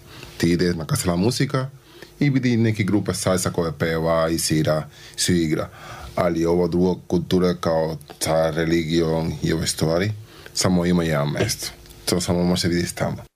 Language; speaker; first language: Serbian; non-native, learner; Spanish